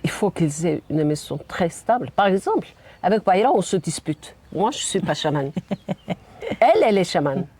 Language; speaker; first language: French; non-native, fluent; Mongolian